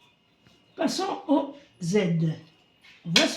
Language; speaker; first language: French; non-native, local second language; Arabic